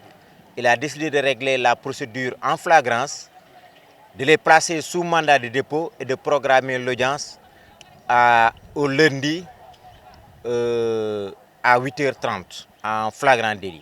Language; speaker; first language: French; non-native, local second language; Wolof